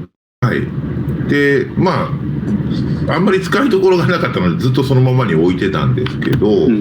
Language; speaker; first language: Japanese; native; Japanese